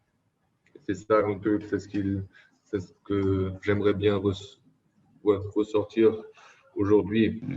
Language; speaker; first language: French; non-native, fluent; German